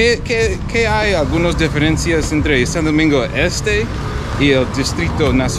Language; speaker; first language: Spanish; non-native, learner; English